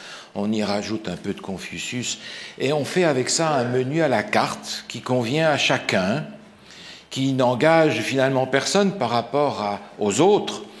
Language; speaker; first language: French; native; French